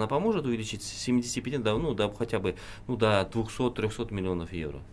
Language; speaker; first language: Russian; non-native, local second language; Kyrgyz